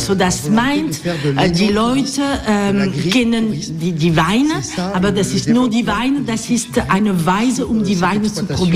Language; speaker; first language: German; non-native, learner; French